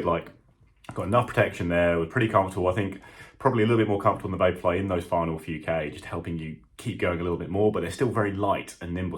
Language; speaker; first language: English; native; English